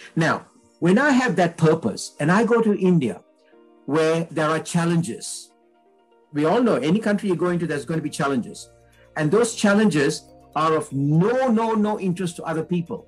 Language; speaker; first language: English; non-native, local second language; Tamil